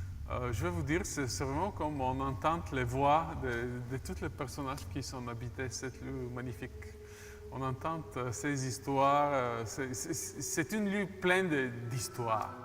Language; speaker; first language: French; non-native, learner; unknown